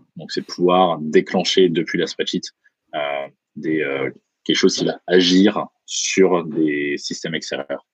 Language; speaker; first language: French; native; French